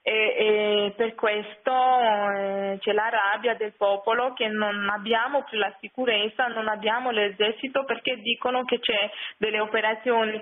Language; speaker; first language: Italian; non-native, fluent; French